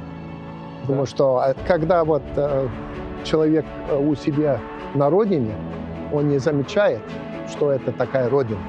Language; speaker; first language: Russian; non-native, fluent; English